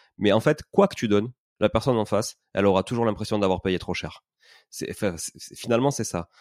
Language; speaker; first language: French; native; French